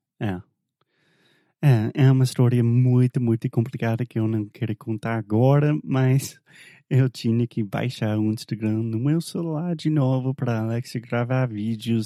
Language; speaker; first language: Portuguese; non-native, fluent; English